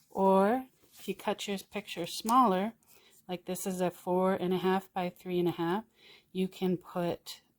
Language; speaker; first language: English; native; English